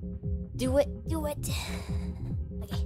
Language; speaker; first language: English; native; English